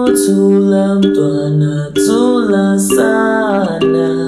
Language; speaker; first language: Portuguese; non-native, fluent; Zulu